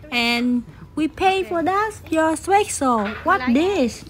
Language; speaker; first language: English; non-native, learner; Vietnamese